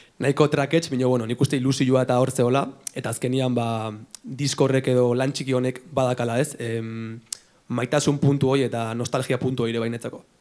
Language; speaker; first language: Basque; native; Basque